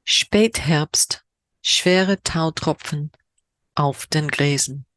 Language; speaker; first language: German; non-native, fluent; English